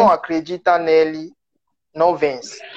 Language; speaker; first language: Portuguese; non-native, learner; French